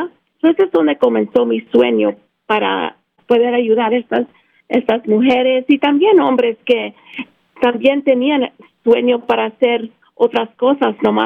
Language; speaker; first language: Spanish; early bilingual, heritage; Spanish